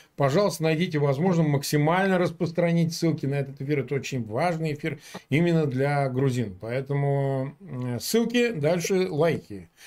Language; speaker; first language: Russian; native; Russian